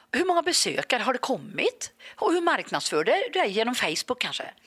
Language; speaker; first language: Swedish; native; Swedish